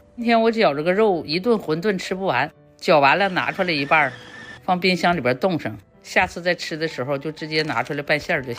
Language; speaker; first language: Chinese; native; Chinese